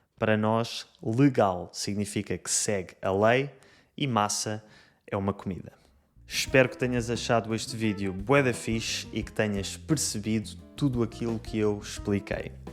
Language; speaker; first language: Portuguese; native; Portuguese